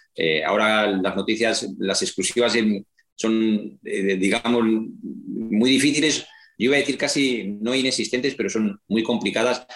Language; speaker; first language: Spanish; native; Spanish